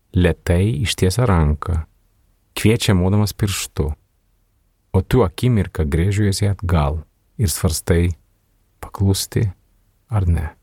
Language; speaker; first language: Lithuanian; non-native, fluent; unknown